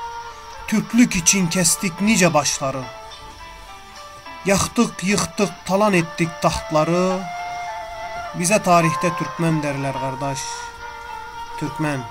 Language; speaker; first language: Turkish; early bilingual, heritage; Turkish